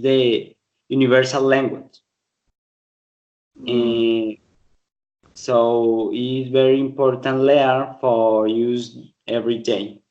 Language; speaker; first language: English; non-native, learner; Spanish